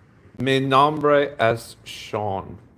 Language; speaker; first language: Spanish; non-native, learner; English